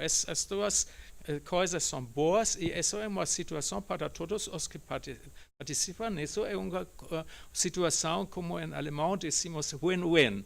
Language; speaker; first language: Portuguese; non-native, fluent; German